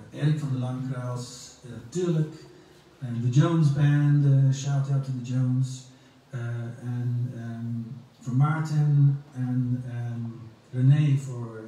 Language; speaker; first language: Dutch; non-native, learner; English